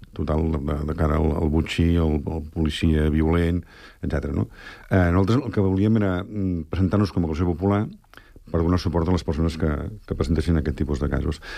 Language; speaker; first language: Catalan; native; Catalan